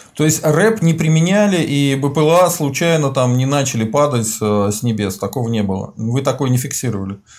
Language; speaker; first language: Russian; native; Russian